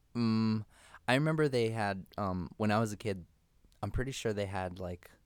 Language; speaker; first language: English; native; English